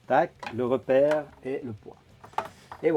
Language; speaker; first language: French; native; French